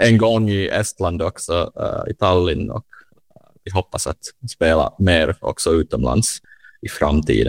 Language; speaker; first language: Swedish; non-native, learner; Finnish